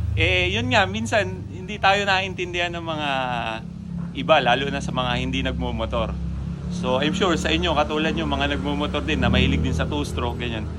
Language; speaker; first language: Filipino; native; Filipino